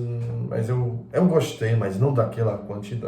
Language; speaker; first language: Portuguese; non-native, fluent; Croatian